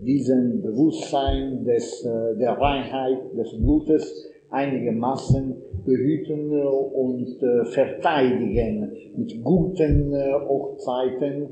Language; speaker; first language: German; non-native, learner; Italian